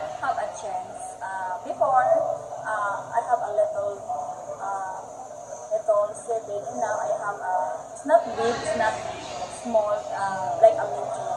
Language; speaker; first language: English; non-native, learner; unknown